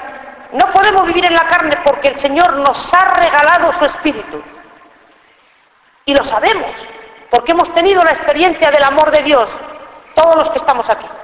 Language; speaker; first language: Spanish; native; Spanish